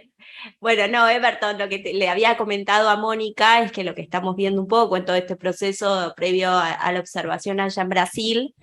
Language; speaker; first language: Spanish; native; Spanish